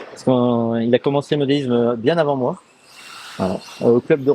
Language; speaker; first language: French; native; French